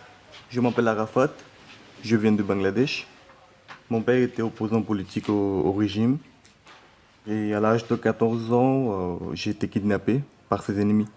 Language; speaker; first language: French; non-native, fluent; Bangla